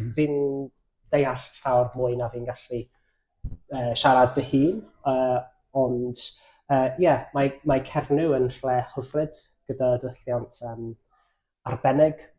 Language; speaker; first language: Welsh; non-native, fluent; English